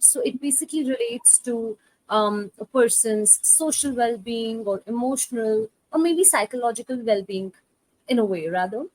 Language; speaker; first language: English; non-native, local second language; Hindi